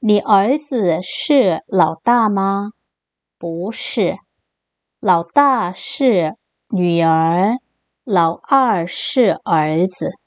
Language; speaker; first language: Chinese; non-native, fluent; Korean